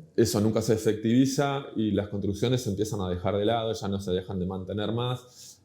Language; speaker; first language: Spanish; native; Spanish